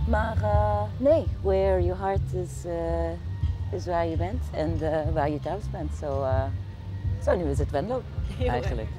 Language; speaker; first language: Dutch; non-native, fluent; Arabic